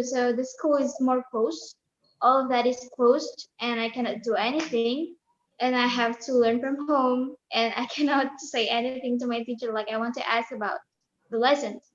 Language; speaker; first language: English; non-native, learner; Indonesian